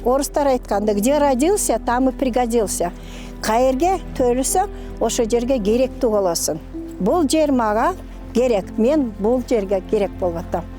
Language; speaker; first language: Kyrgyz; non-native, local second language; Russian